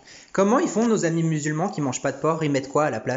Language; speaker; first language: French; early bilingual, other home language; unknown